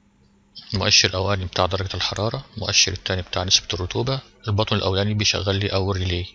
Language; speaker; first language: Arabic; native; Arabic